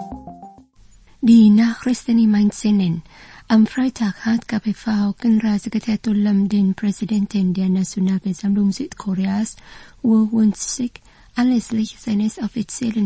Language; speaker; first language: German; non-native, fluent; Vietnamese